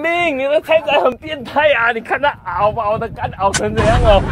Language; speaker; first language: Chinese; native; Chinese